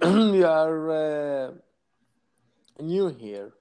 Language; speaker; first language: English; non-native, learner; Arabic